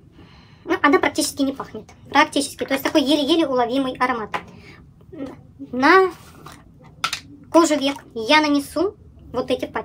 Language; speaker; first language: Russian; native; Russian